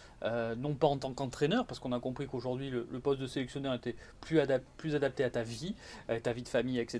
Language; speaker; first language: French; native; French